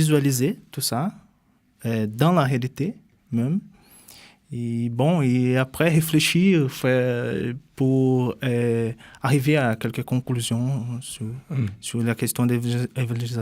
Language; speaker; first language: French; non-native, fluent; Portuguese